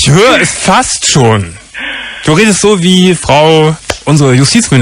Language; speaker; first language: German; native; German